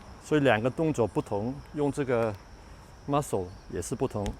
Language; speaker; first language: Chinese; non-native, local second language; Cantonese